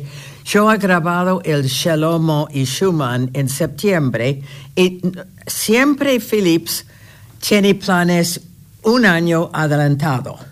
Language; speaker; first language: Spanish; non-native, fluent; English